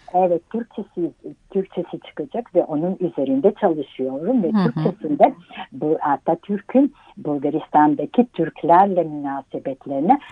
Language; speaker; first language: Turkish; early bilingual, heritage; Turkish